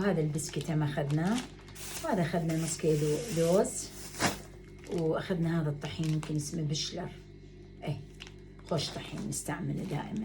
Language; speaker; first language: Arabic; native; Arabic